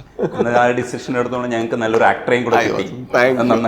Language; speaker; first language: Malayalam; native; Malayalam